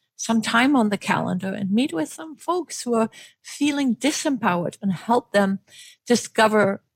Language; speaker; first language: English; non-native, fluent; German